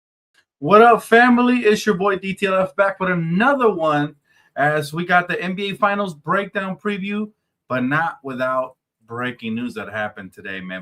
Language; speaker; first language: English; native; English